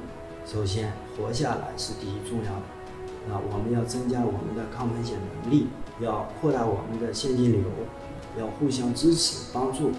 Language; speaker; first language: Chinese; native; Chinese